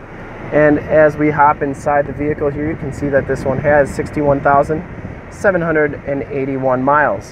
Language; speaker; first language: English; native; English